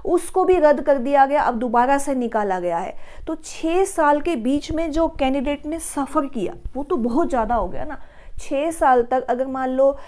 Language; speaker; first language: Hindi; native; Hindi